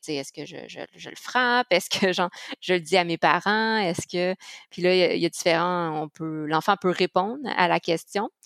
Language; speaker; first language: French; native; French